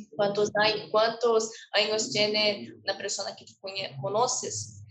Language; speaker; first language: Spanish; non-native, learner; Portuguese